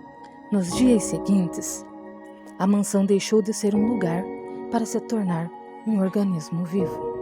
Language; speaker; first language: Portuguese; native; Portuguese